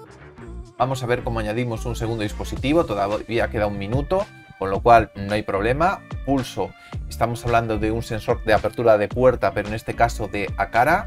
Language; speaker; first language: Spanish; native; Spanish